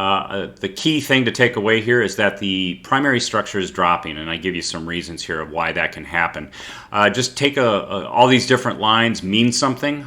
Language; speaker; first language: English; native; English